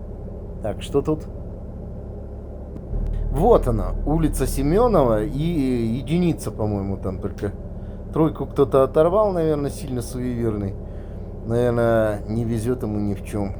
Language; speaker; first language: Russian; native; Russian